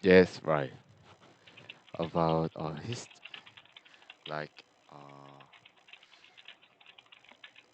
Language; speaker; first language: English; non-native, learner; Korean